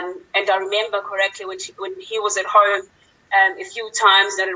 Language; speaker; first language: English; non-native, local second language; Zulu